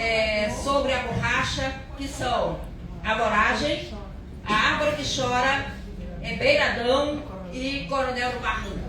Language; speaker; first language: Portuguese; native; Portuguese